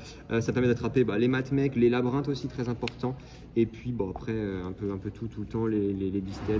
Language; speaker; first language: French; native; French